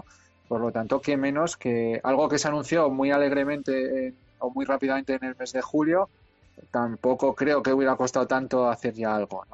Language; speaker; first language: Spanish; native; Spanish